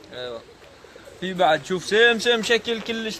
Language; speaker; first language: Arabic; non-native, learner; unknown